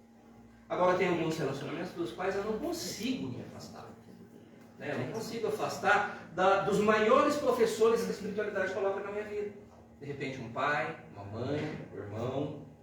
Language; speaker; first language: Portuguese; native; Portuguese